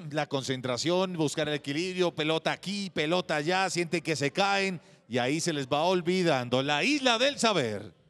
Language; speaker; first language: Spanish; native; Spanish